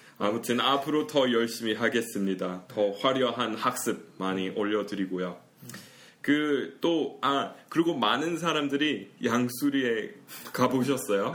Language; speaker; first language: Korean; early bilingual, heritage; Korean